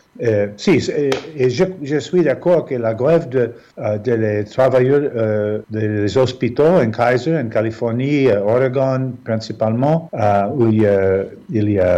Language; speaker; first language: French; non-native, fluent; English